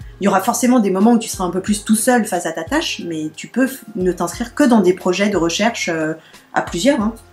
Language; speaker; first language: French; native; French